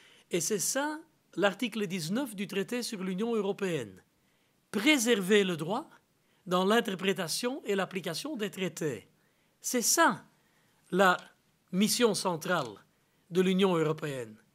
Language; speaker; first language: French; non-native, local second language; Dutch